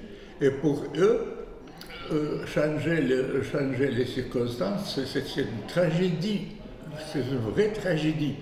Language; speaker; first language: French; non-native, fluent; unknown